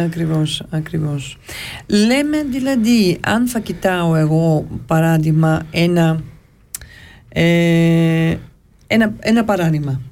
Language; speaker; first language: Greek; early bilingual, heritage; Greek